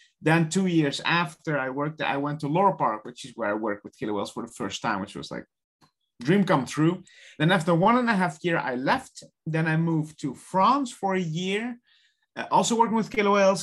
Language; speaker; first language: English; non-native, fluent; Dutch